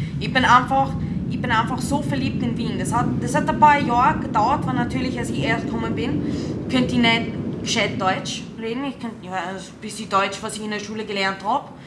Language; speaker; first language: German; non-native, fluent; English